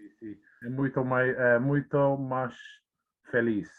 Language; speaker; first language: Portuguese; non-native, learner; Maltese